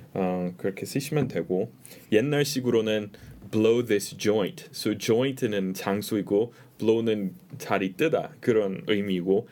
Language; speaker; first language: Korean; non-native, fluent; English